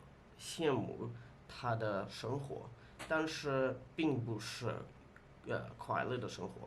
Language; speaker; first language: Chinese; non-native, learner; English